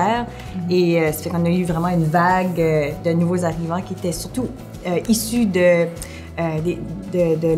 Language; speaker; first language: French; native; French